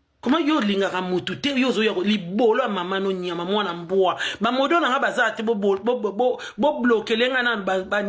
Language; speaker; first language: Lingala; non-native, local second language; Luba-Lulua